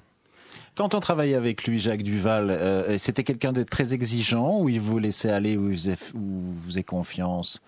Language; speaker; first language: French; native; French